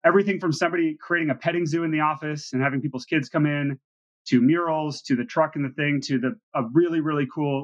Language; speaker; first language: English; native; English